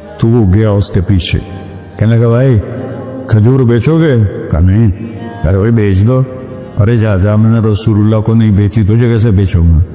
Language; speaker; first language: Urdu; non-native, local second language; Punjabi